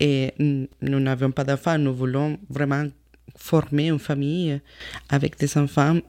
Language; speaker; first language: French; non-native, fluent; Spanish